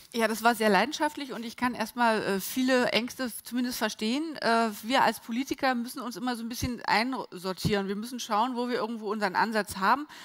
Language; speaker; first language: German; native; German